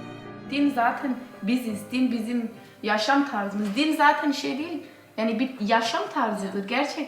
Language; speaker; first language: Turkish; early bilingual, heritage; Turkish